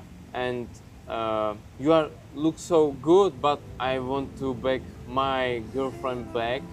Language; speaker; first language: English; non-native, learner; Czech